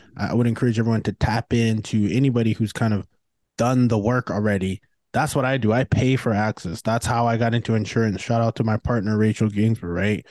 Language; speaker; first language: English; native; English